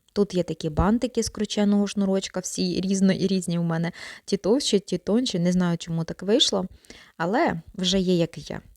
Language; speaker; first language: Ukrainian; non-native, local second language; Russian